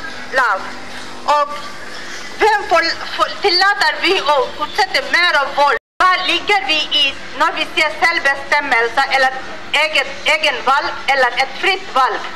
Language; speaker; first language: Norwegian; non-native, fluent; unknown